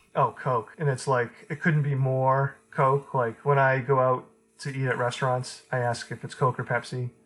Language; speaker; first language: English; native; English